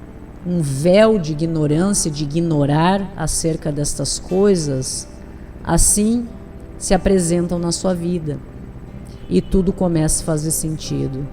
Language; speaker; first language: Portuguese; native; Portuguese